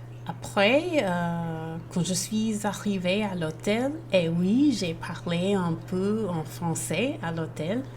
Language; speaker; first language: French; non-native, learner; English